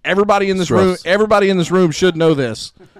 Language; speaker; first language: English; native; English